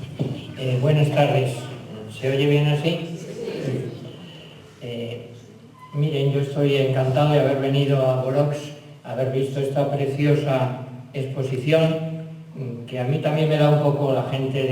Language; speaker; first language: Spanish; native; Spanish